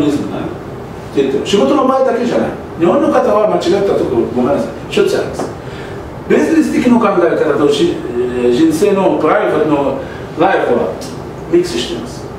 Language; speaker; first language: Japanese; non-native, learner; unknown